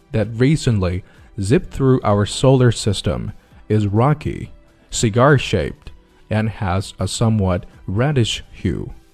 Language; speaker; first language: English; non-native, fluent; Chinese